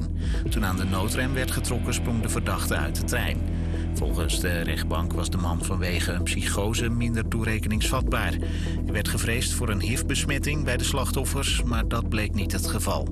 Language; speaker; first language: Dutch; native; Dutch